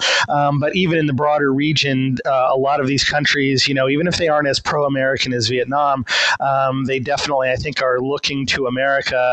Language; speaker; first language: English; native; English